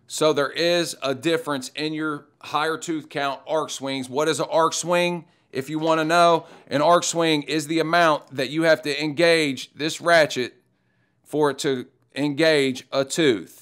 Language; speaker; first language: English; native; English